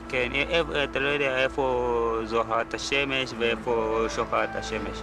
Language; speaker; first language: Hebrew; non-native, learner; Amharic